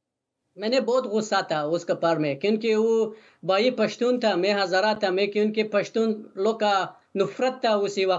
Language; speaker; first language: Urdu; non-native, learner; Persian